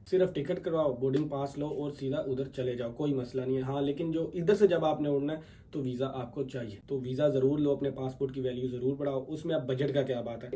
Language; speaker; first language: Urdu; native; Urdu